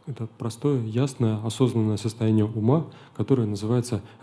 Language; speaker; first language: Russian; native; Russian